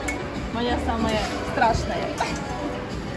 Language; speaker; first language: Russian; native; Russian